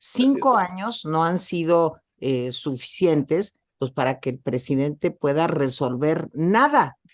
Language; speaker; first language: Spanish; native; Spanish